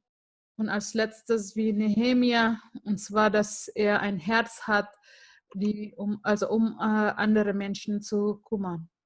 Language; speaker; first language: German; non-native, fluent; Indonesian